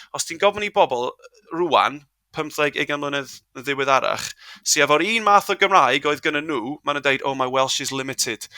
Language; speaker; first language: Welsh; non-native, local second language; English